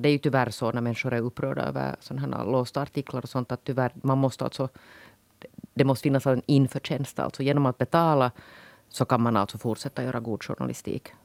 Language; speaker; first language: Swedish; native; Swedish